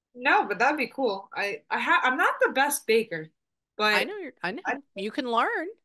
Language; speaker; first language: English; native; English